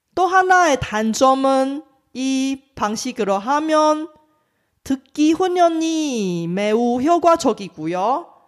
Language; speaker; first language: Korean; non-native, fluent; Chinese